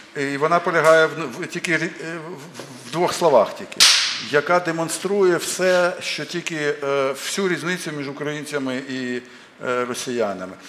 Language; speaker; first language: Ukrainian; non-native, local second language; Russian